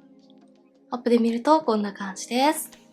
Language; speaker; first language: Japanese; native; Japanese